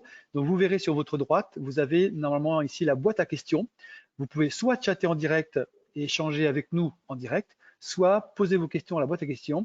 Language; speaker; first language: French; native; French